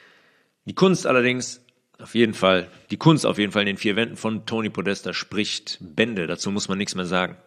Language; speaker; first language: German; native; German